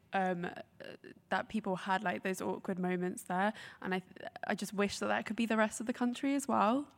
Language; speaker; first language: English; native; English